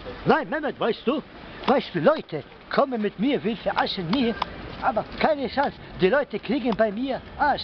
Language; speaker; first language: German; non-native, learner; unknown